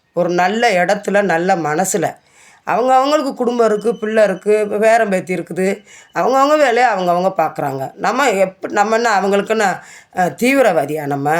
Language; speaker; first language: Tamil; native; Tamil